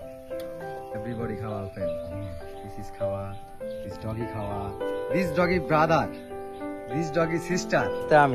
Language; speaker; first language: English; non-native, learner; Bangla